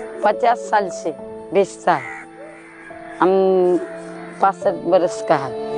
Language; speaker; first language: Hindi; non-native, local second language; Marathi